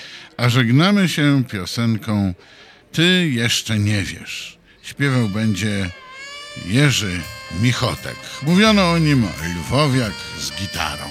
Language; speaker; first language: Polish; native; Polish